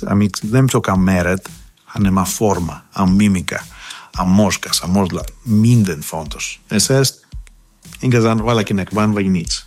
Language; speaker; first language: Hungarian; non-native, fluent; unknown